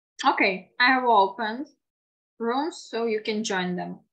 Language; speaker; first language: English; non-native, fluent; Ukrainian